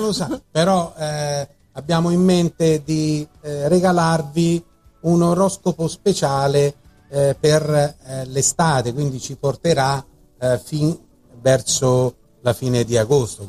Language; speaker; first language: Italian; native; Italian